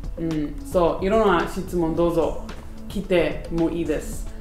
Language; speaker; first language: Japanese; non-native, learner; English